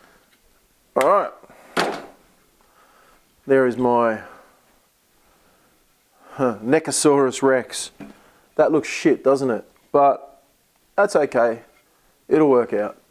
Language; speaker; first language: English; native; English